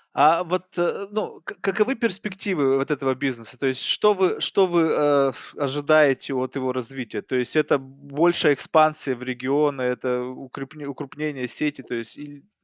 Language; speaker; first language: Russian; native; Russian